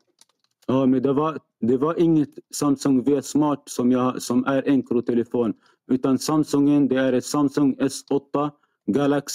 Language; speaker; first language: Swedish; non-native, fluent; Arabic